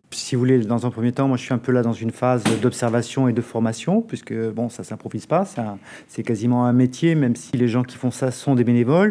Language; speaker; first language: French; native; French